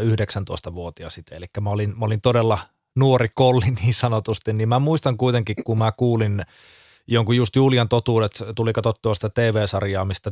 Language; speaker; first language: Finnish; native; Finnish